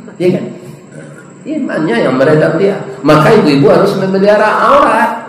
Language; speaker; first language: Malay; non-native, local second language; Minangkabau